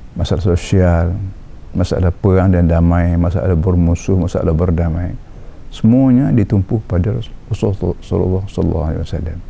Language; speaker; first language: Malay; native; Malay